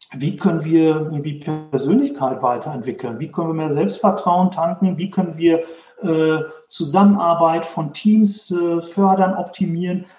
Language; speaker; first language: German; native; German